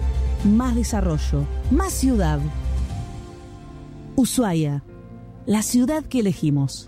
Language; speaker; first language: Spanish; native; Spanish